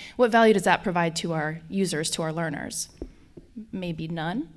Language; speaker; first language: English; native; English